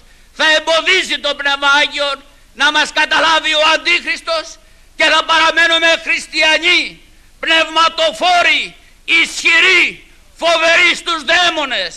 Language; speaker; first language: Greek; native; Greek